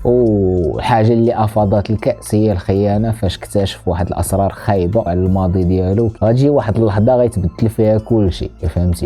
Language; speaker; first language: Arabic; native; Arabic